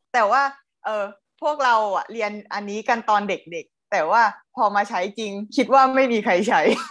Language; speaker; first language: Thai; native; Thai